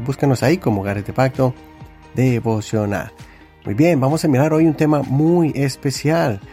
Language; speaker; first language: Spanish; native; Spanish